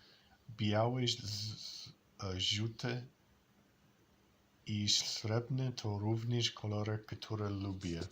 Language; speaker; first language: Polish; non-native, learner; English